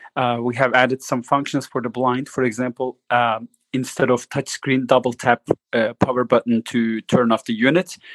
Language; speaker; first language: English; non-native, fluent; Turkish